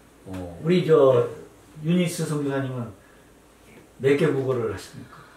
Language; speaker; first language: Korean; native; Korean